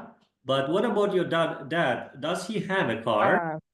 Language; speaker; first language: English; non-native, fluent; Kazakh